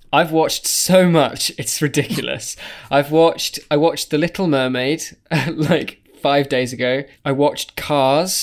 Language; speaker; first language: English; native; English